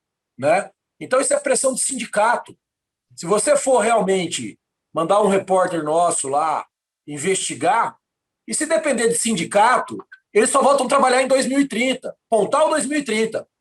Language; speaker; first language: Portuguese; native; Portuguese